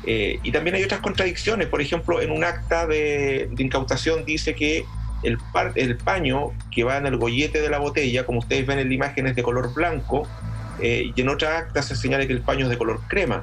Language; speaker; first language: Spanish; native; Spanish